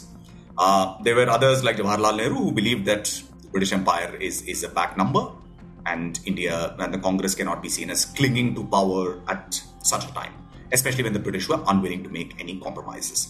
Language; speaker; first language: English; non-native, local second language; Tamil